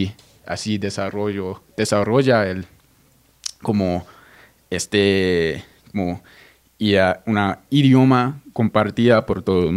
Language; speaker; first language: Spanish; non-native, fluent; English